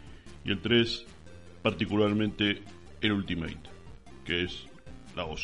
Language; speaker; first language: Spanish; native; Spanish